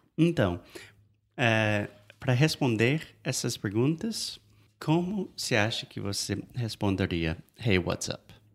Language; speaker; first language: Portuguese; non-native, fluent; English